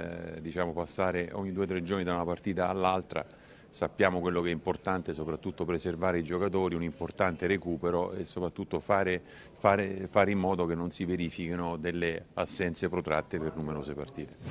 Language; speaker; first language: Italian; native; Italian